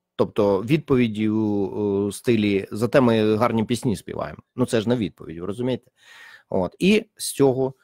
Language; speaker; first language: Ukrainian; native; Ukrainian